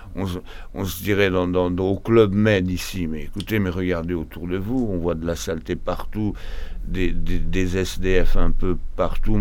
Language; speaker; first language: French; early bilingual, other home language; Portuguese